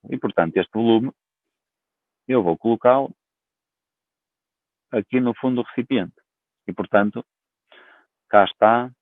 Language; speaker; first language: Portuguese; native; Portuguese